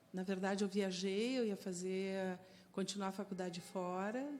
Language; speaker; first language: Portuguese; non-native, fluent; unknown